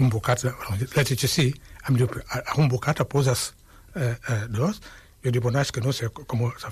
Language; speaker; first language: Catalan; non-native, fluent; Wolof